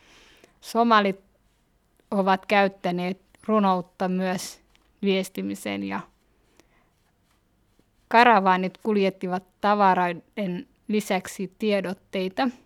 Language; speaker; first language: Finnish; early bilingual, other home language; Somali